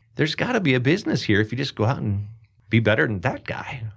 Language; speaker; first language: English; native; English